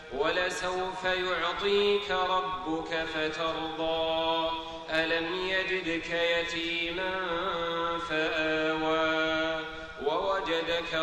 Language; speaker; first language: Arabic; native; Arabic